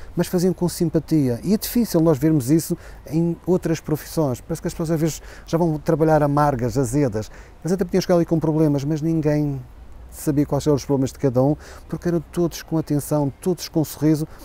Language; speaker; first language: Portuguese; native; Portuguese